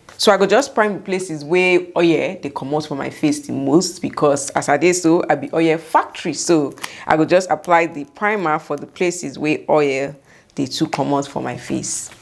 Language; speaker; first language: Nigerian Pidgin; non-native, local second language; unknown